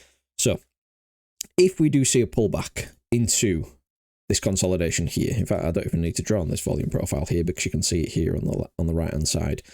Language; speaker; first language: English; native; English